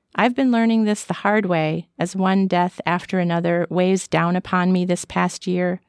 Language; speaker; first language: English; native; English